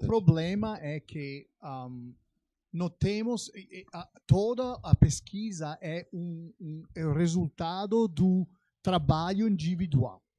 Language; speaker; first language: Portuguese; non-native, fluent; Italian